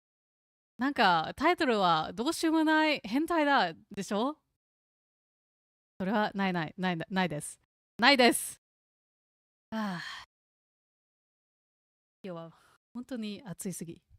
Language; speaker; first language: Japanese; non-native, learner; English